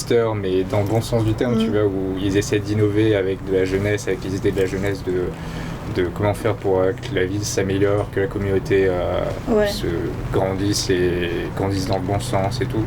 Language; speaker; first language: French; native; French